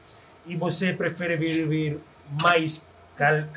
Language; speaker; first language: Portuguese; non-native, fluent; Spanish